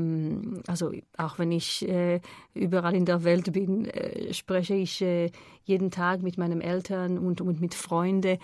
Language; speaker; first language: German; non-native, fluent; Hebrew